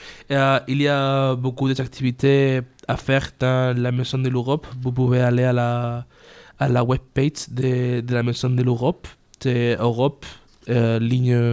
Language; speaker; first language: French; non-native, learner; Spanish